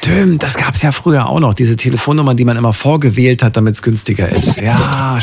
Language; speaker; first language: German; native; German